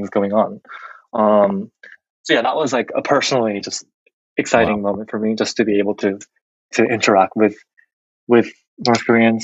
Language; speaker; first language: English; non-native, fluent; Korean